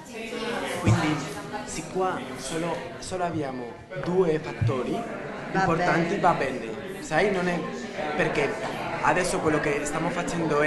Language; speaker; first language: Italian; non-native, learner; Spanish